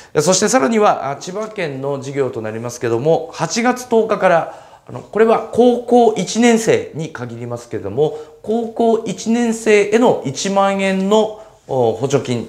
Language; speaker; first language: Japanese; native; Japanese